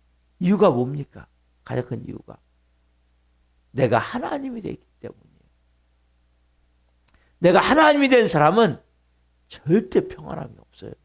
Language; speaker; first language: Korean; native; Korean